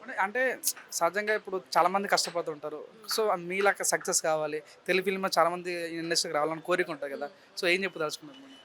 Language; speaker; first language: Telugu; native; Telugu